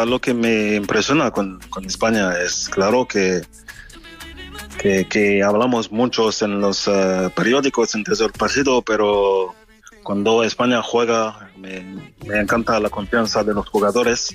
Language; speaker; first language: Spanish; non-native, fluent; French